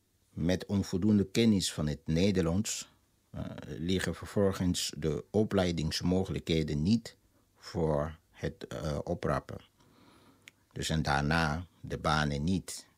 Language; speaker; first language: Dutch; non-native, fluent; Lingala